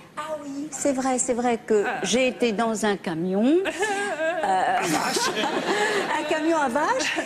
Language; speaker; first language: French; early bilingual, heritage; French